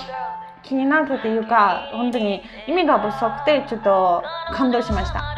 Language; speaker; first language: Japanese; non-native, fluent; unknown